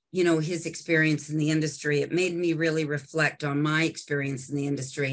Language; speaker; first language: English; native; English